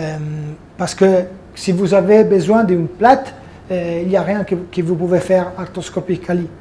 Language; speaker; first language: French; non-native, fluent; Italian